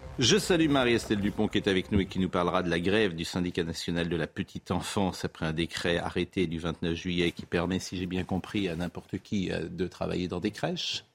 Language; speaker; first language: French; native; French